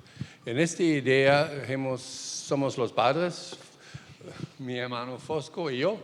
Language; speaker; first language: Spanish; non-native, fluent; German